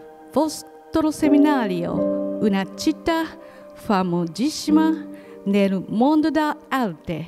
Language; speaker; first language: Italian; non-native, learner; Japanese